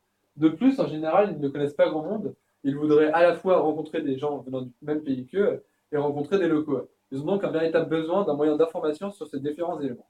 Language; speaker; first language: French; native; French